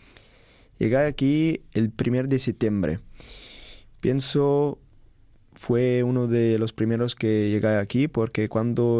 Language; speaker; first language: Spanish; non-native, learner; Italian